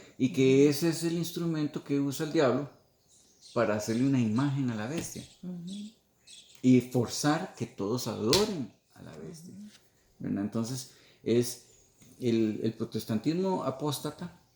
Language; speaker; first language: Spanish; native; Spanish